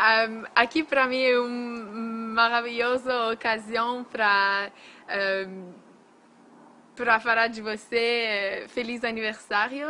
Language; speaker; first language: Portuguese; non-native, learner; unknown